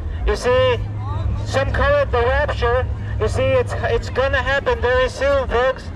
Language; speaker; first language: English; early bilingual, other home language; Spanish